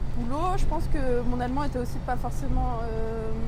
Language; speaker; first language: French; native; French